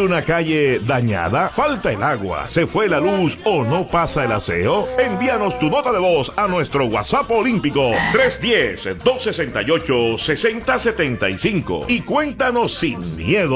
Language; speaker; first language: Spanish; native; Spanish